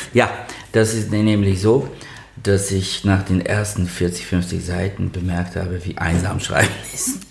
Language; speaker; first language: German; non-native, fluent; Bulgarian